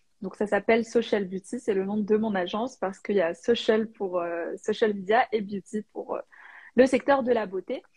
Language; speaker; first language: French; non-native, local second language; Arabic